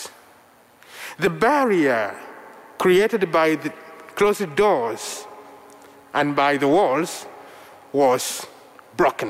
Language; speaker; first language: English; non-native, local second language; Ganda